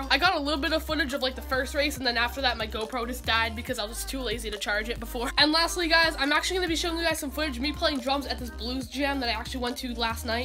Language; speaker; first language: English; native; English